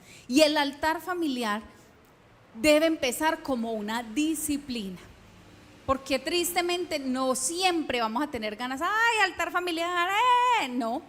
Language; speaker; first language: Spanish; native; Spanish